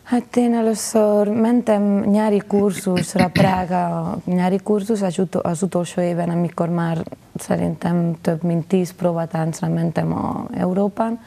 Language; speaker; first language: Hungarian; non-native, learner; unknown